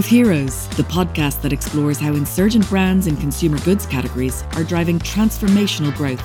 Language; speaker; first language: English; native; English